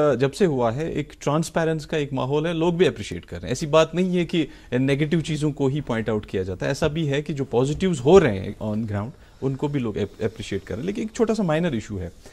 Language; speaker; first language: Hindi; non-native, local second language; Kashmiri